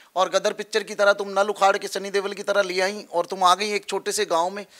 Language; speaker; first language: Hindi; native; Hindi